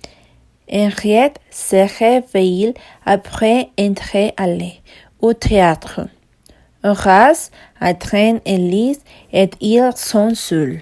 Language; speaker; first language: French; non-native, learner; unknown